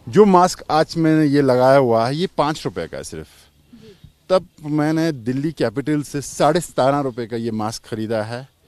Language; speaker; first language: Hindi; non-native, local second language; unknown